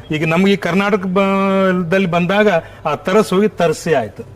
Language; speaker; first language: Kannada; non-native, local second language; Marathi